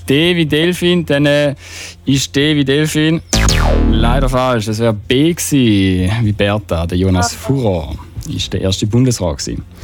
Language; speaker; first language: German; native; German